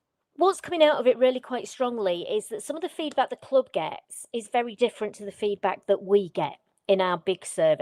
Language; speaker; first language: English; native; English